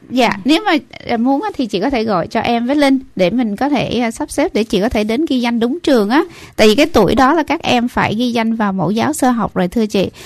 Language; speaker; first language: Vietnamese; early bilingual, heritage; Vietnamese